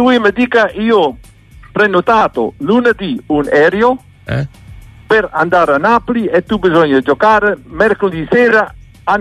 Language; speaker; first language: Italian; non-native, learner; Dutch